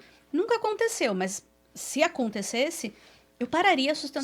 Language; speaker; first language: Portuguese; native; Portuguese